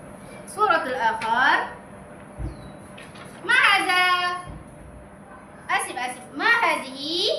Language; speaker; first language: Arabic; non-native, learner; Malay